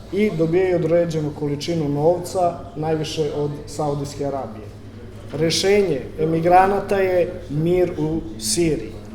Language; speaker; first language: Serbian; native; Serbian